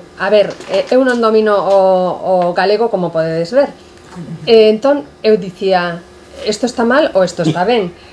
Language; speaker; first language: Galician; non-native, local second language; Spanish